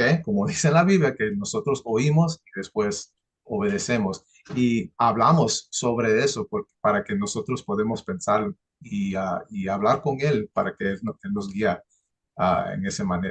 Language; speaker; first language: Spanish; early bilingual, heritage; English